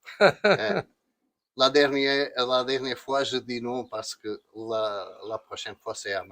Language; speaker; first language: French; non-native, learner; Portuguese